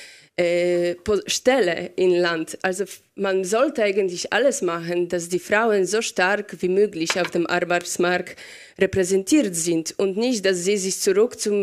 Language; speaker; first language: German; non-native, fluent; Polish